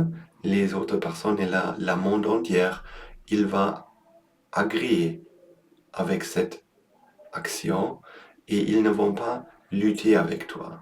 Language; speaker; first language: French; non-native, learner; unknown